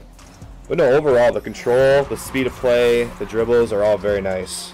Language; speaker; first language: English; native; English